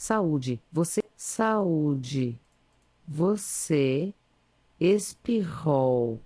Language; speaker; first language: Portuguese; non-native, learner; English